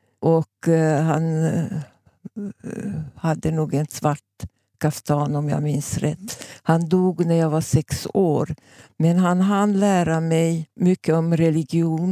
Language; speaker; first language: Swedish; non-native, fluent; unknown